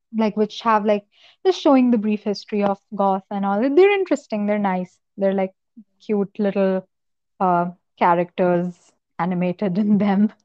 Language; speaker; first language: English; non-native, local second language; Hindi